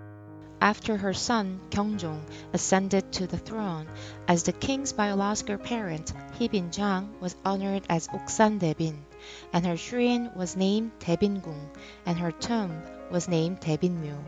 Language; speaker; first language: English; non-native, fluent; Korean